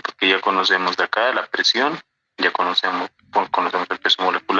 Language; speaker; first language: Spanish; native; Spanish